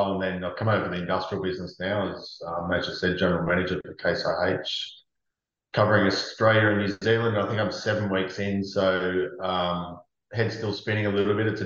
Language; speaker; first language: English; native; English